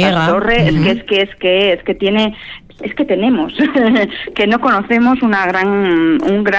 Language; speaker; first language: Spanish; native; Spanish